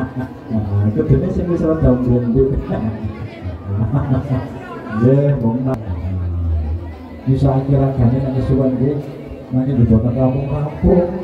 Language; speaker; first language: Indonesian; non-native, local second language; Javanese